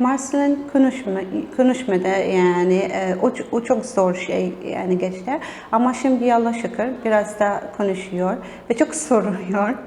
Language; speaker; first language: Turkish; non-native, learner; Arabic